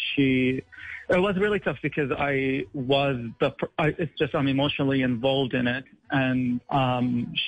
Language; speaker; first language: English; non-native, fluent; Arabic